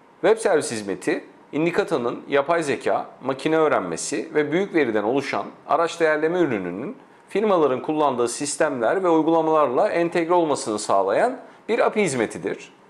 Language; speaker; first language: Turkish; native; Turkish